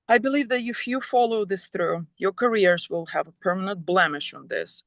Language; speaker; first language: English; non-native, fluent; Ukrainian